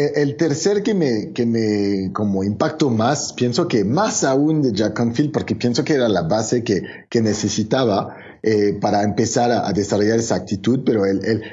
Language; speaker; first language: Spanish; non-native, fluent; French